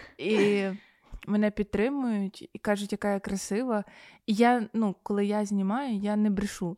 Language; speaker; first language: Ukrainian; native; Ukrainian